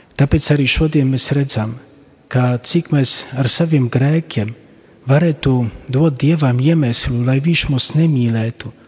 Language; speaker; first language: Latvian; non-native, fluent; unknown